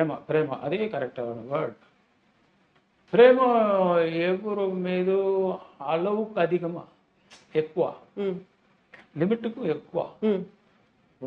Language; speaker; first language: Telugu; non-native, learner; Tamil